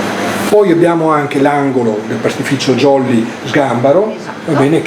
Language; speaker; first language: Italian; native; Italian